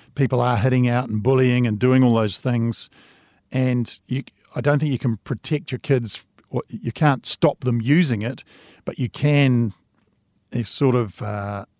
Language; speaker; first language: English; native; English